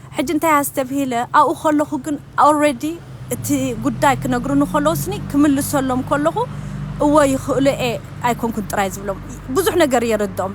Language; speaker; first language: Tigrinya; early bilingual, heritage; German